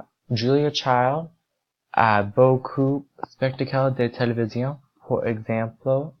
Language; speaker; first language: French; non-native, learner; English